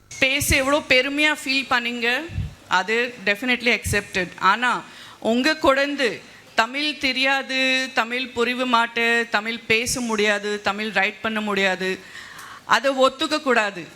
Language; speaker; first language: Tamil; non-native, local second language; Gujarati